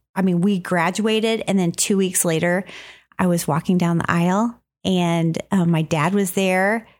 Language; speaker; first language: English; native; English